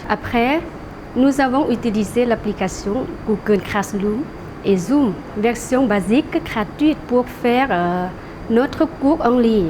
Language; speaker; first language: French; non-native, fluent; Lao